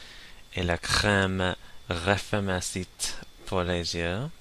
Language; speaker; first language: French; non-native, learner; English